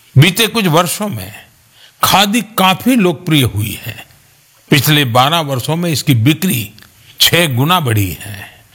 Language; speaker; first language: Hindi; non-native, local second language; Gujarati